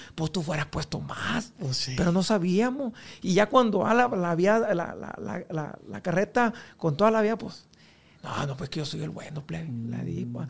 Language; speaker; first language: Spanish; native; Spanish